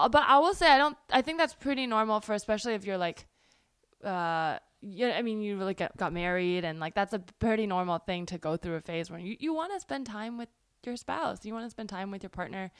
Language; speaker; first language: English; early bilingual, other home language; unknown